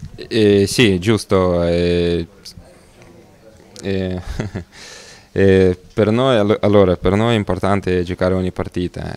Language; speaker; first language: Italian; non-native, learner; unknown